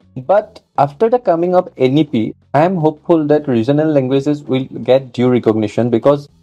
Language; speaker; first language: English; non-native, local second language; Assamese